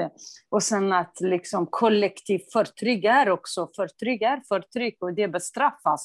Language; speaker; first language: Swedish; non-native, fluent; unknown